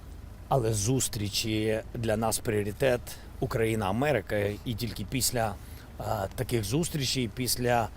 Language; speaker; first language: Ukrainian; non-native, local second language; Russian